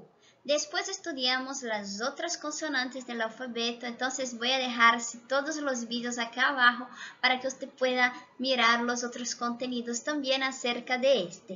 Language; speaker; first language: Spanish; non-native, fluent; Portuguese